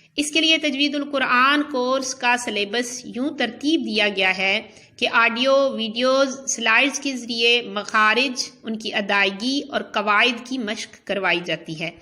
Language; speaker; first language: Urdu; native; Urdu